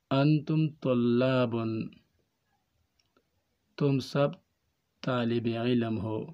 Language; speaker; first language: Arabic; non-native, fluent; Urdu